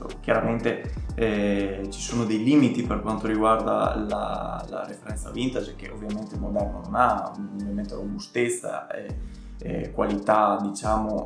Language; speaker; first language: Italian; native; Italian